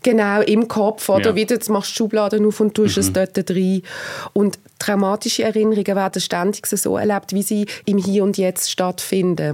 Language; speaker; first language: German; native; German